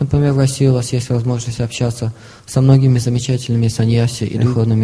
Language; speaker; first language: Russian; native; Russian